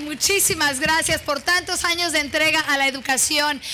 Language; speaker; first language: Spanish; native; Spanish